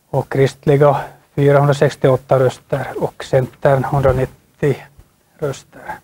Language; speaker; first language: Swedish; native; Swedish